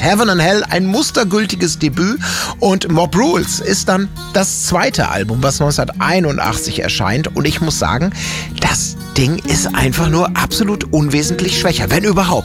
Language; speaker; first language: German; native; German